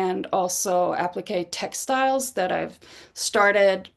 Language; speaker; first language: English; non-native, fluent; Swedish